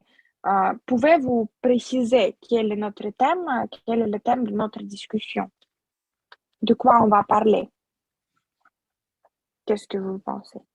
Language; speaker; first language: French; non-native, fluent; Russian